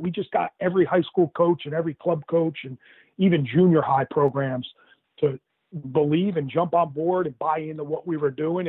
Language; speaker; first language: English; native; English